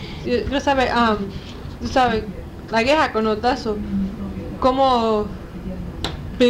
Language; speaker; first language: Spanish; early bilingual, heritage; Spanish